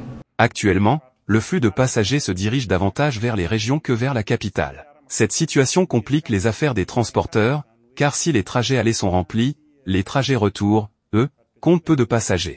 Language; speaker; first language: French; non-native, local second language; Malagasy